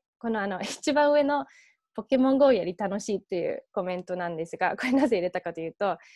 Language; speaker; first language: Japanese; early bilingual, heritage; Japanese